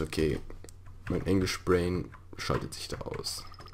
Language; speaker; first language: German; native; German